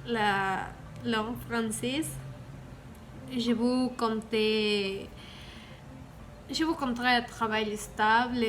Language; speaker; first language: French; non-native, learner; Spanish